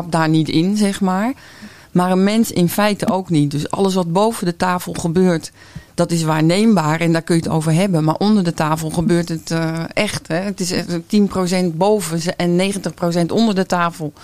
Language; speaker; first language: Dutch; native; Dutch